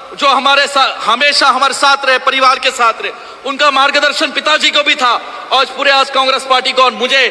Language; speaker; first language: Hindi; non-native, local second language; Marathi